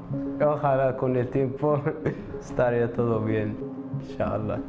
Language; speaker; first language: Spanish; non-native, learner; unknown